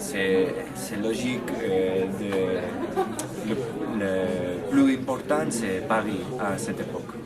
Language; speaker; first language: French; non-native, learner; Spanish